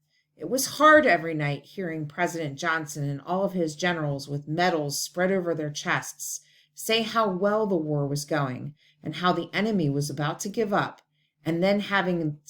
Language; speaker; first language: English; native; English